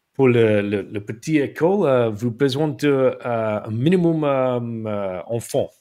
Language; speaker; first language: French; non-native, learner; English